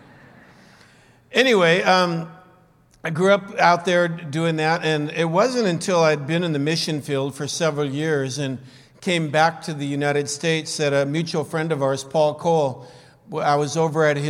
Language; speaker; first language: English; native; English